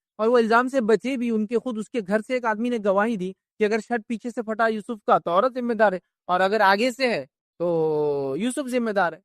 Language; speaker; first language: Urdu; native; Urdu